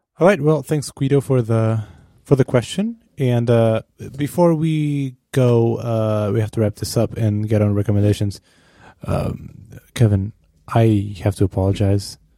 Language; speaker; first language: English; non-native, fluent; Portuguese